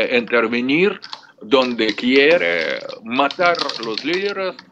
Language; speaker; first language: Spanish; non-native, fluent; Russian